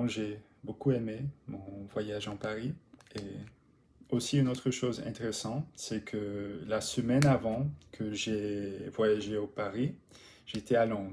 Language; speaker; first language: French; non-native, learner; English